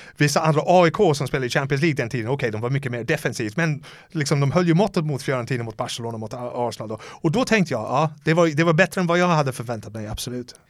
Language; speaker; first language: Swedish; non-native, fluent; English